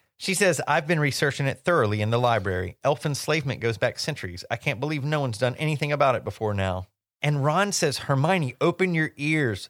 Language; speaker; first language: English; native; English